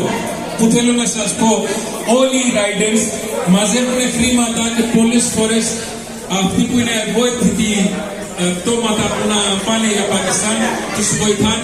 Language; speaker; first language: Greek; non-native, fluent; Urdu